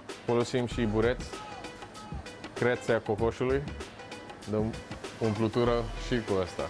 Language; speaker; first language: Romanian; non-native, learner; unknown